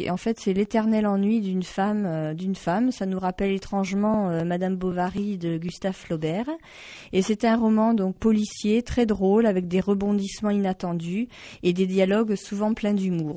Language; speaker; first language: French; native; French